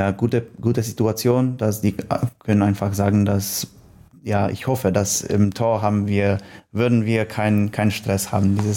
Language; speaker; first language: German; non-native, learner; Polish